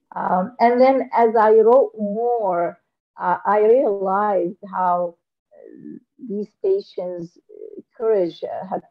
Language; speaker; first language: English; non-native, fluent; Arabic